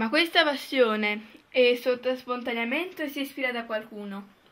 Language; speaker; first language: Italian; native; Italian